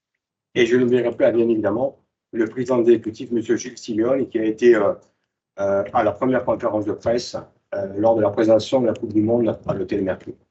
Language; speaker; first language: French; native; French